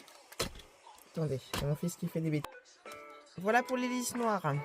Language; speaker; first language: French; native; French